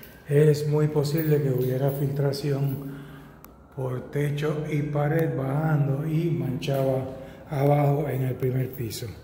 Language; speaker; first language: Spanish; native; Spanish